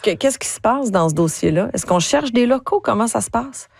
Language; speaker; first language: French; native; French